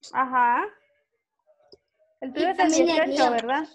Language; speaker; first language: Spanish; native; Spanish